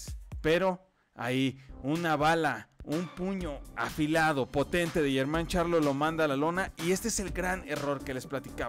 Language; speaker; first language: Spanish; native; Spanish